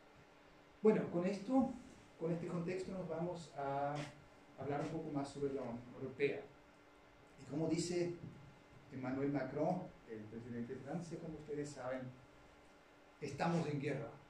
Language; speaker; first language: Spanish; non-native, fluent; German